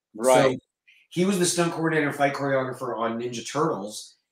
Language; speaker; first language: English; native; English